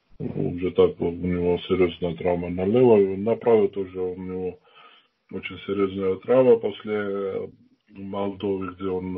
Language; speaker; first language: Russian; non-native, fluent; Georgian